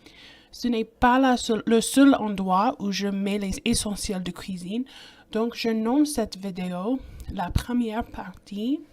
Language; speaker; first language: French; non-native, fluent; English